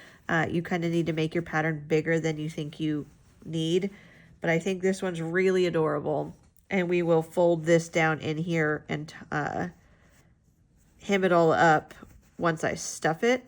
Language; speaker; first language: English; native; English